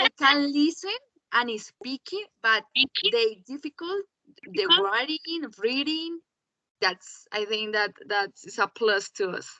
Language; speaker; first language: English; non-native, learner; Spanish